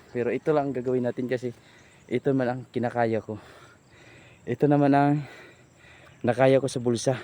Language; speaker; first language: Filipino; non-native, local second language; Cebuano